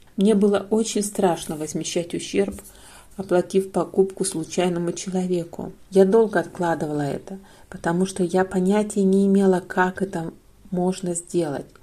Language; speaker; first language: Russian; non-native, fluent; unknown